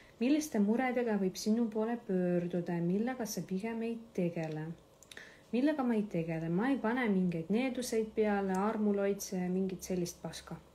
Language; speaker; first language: Estonian; non-native, local second language; Russian